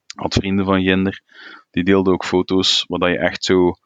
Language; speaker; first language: Dutch; native; Dutch